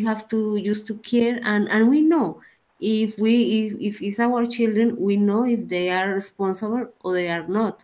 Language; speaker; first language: English; non-native, learner; Spanish